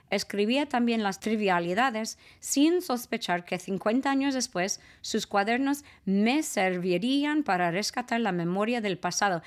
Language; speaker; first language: Spanish; non-native, fluent; English